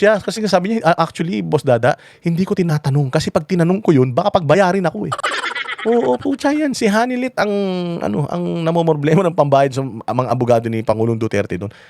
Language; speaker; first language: Filipino; non-native, local second language; Iloko